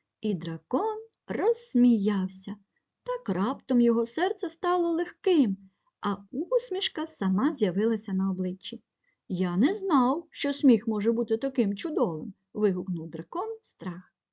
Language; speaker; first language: Ukrainian; native; Ukrainian